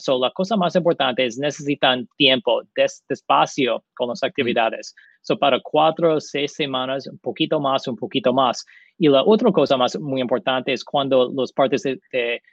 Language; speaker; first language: Spanish; non-native, learner; English